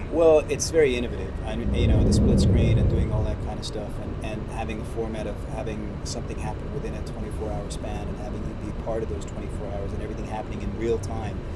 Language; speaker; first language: English; non-native, fluent; Arabic